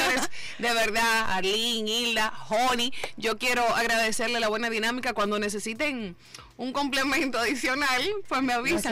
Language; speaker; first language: Spanish; native; Spanish